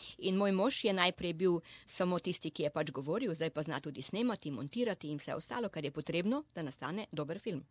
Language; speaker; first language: Slovenian; native; Slovenian